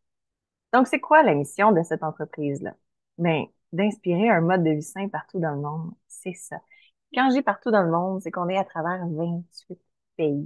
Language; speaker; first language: French; native; French